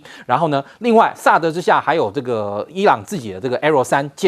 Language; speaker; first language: Chinese; native; Chinese